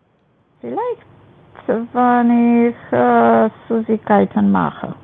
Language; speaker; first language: German; non-native, learner; Macedonian